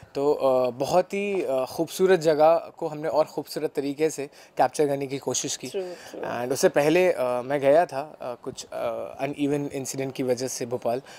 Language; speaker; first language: Hindi; native; Hindi